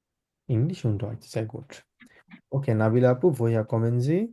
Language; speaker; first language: German; non-native, fluent; Bangla